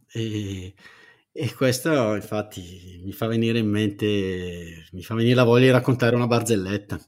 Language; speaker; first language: Italian; native; Italian